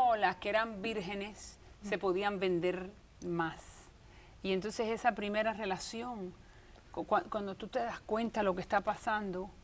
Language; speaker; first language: Spanish; native; Spanish